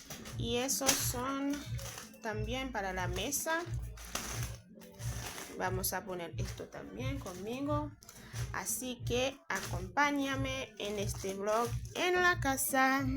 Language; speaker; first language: Spanish; non-native, fluent; Haitian Creole